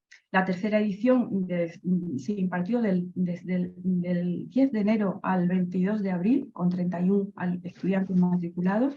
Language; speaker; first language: Spanish; native; Spanish